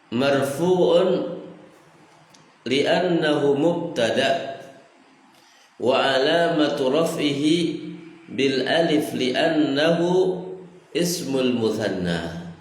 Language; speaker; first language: Arabic; non-native, fluent; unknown